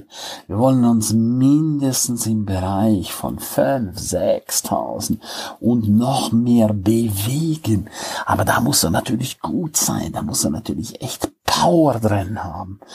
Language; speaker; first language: German; native; German